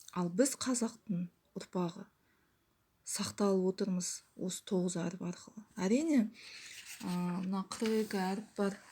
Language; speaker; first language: Kazakh; native; Kazakh